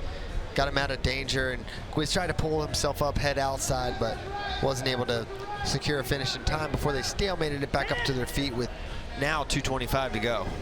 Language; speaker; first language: English; native; English